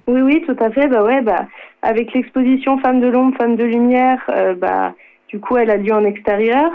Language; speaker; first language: French; native; French